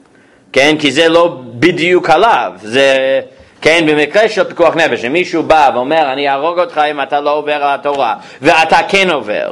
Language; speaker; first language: Hebrew; non-native, fluent; English